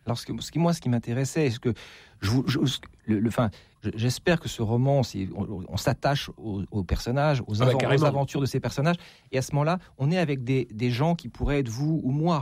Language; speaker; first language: French; native; French